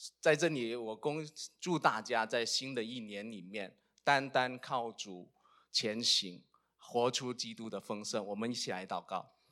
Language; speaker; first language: Chinese; non-native, local second language; Cantonese